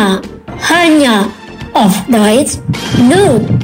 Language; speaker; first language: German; non-native, learner; Indonesian